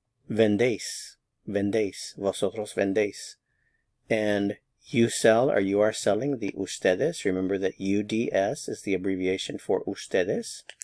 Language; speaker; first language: English; native; English